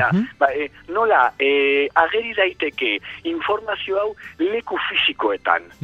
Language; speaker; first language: Basque; non-native, learner; Spanish